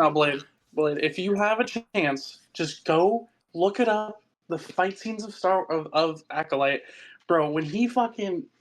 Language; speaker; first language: English; native; English